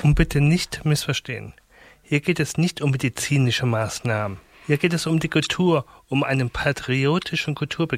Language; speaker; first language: German; native; German